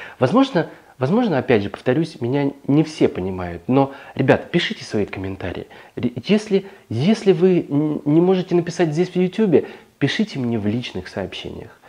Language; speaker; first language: Russian; native; Russian